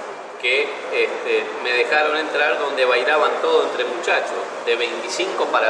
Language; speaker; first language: Spanish; native; Spanish